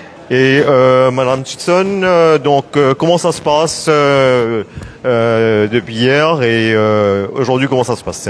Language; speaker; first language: French; non-native, local second language; Morisyen